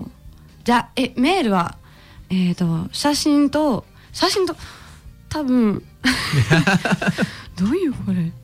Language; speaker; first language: Japanese; non-native, learner; French